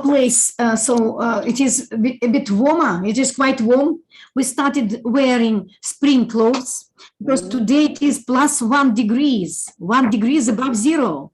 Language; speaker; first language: English; non-native, fluent; Russian